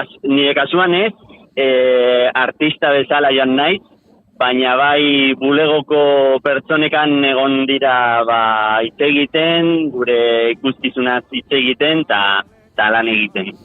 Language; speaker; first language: Basque; non-native, local second language; Spanish